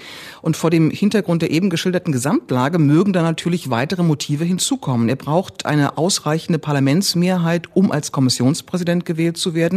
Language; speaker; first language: German; native; German